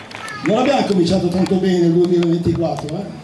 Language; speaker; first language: Italian; native; Italian